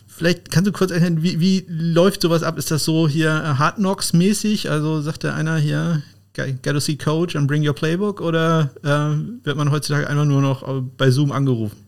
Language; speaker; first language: German; native; German